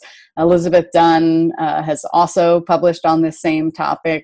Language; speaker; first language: English; native; English